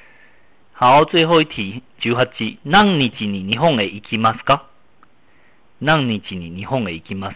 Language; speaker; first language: Japanese; non-native, fluent; Chinese